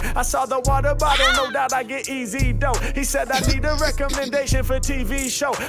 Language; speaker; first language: English; native; English